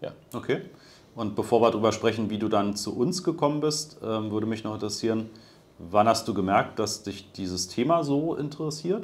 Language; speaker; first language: German; native; German